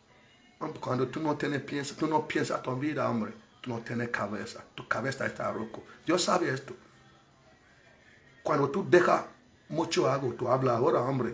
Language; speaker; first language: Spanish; non-native, learner; Bini